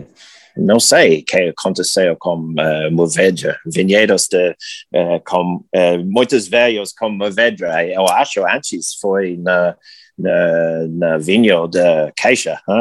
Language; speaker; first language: Portuguese; non-native, learner; English